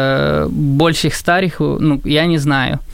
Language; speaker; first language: Russian; non-native, fluent; Spanish